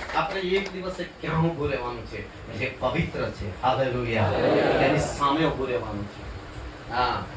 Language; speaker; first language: Gujarati; non-native, local second language; Kukna